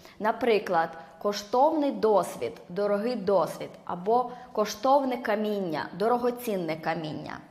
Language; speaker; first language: Ukrainian; native; Ukrainian